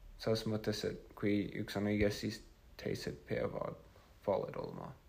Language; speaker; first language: Estonian; non-native, fluent; English